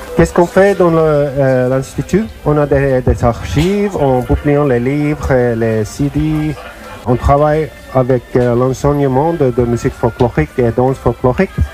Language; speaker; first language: French; non-native, learner; Finnish